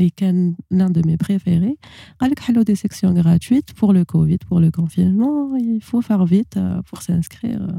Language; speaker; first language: French; non-native, local second language; Arabic